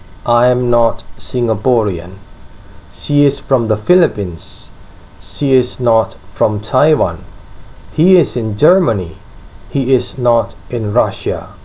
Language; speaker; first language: English; non-native, fluent; Indonesian